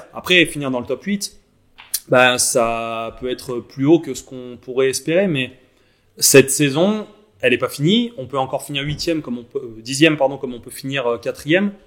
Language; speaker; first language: French; native; French